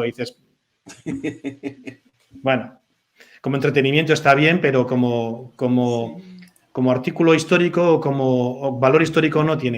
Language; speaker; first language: Spanish; native; Spanish